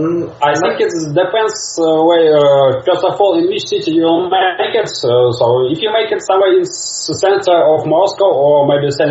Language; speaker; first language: English; non-native, learner; Russian